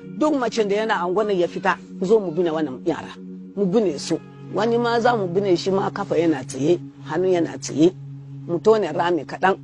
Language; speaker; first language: Hausa; non-native, local second language; Kanuri